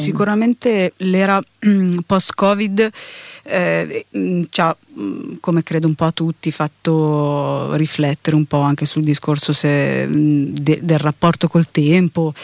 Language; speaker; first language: Italian; native; Italian